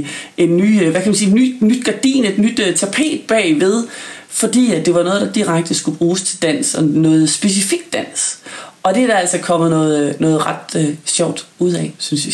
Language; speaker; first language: Danish; native; Danish